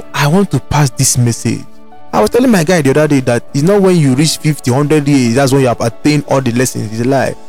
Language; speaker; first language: English; non-native, local second language; Igbo